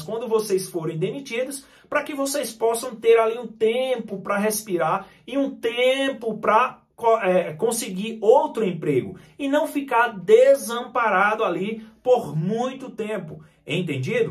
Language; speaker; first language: Portuguese; native; Portuguese